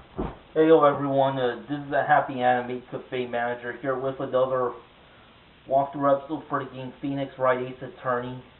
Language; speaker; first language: English; native; English